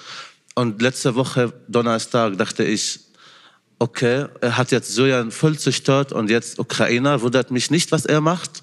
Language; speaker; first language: German; non-native, fluent; Arabic